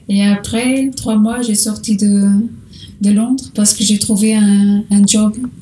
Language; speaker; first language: French; non-native, learner; Portuguese